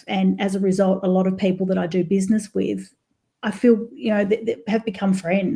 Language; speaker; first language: English; native; English